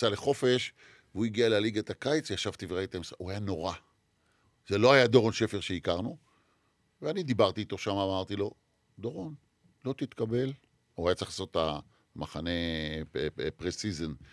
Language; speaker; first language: Hebrew; native; Hebrew